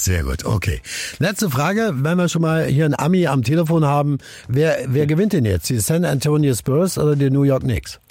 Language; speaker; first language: German; native; German